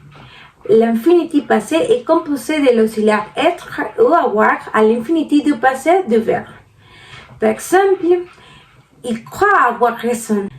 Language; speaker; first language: French; non-native, learner; Spanish